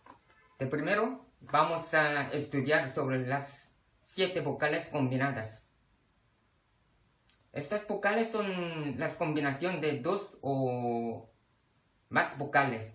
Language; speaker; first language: Spanish; non-native, fluent; Korean